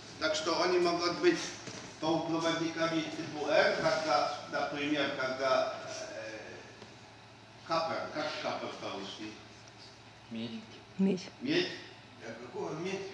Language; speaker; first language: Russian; non-native, fluent; Polish